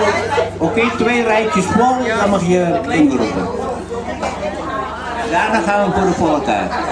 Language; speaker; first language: Dutch; early bilingual, other home language; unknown